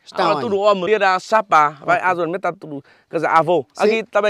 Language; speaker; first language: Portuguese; non-native, learner; Vietnamese